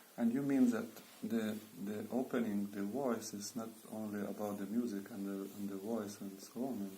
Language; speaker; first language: English; non-native, learner; Lithuanian